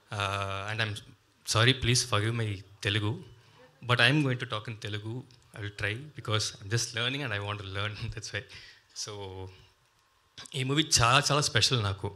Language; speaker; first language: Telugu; non-native, learner; Tamil